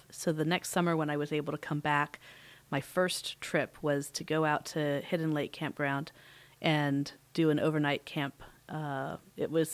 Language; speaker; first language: English; native; English